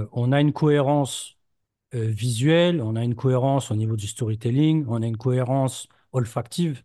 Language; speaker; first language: French; native; French